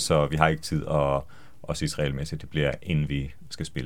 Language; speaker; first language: Danish; non-native, fluent; Hebrew